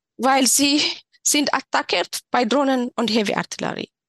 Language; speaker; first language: German; non-native, learner; Tigrinya